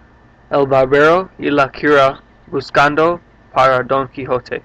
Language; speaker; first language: Spanish; non-native, learner; English